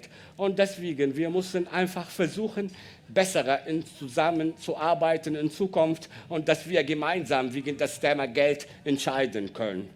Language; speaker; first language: German; non-native, learner; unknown